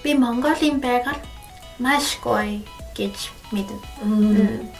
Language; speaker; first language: Mongolian; non-native, learner; Spanish